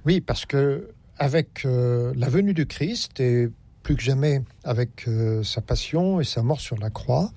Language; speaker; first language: French; native; French